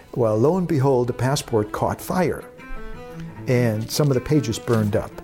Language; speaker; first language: English; early bilingual, other home language; German